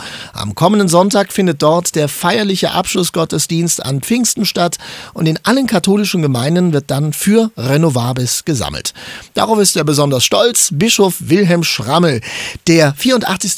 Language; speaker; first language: German; native; German